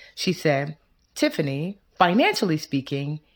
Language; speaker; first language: English; early bilingual, other home language; Yoruba